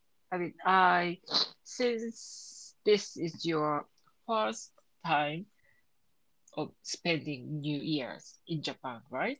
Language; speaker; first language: English; non-native, learner; Japanese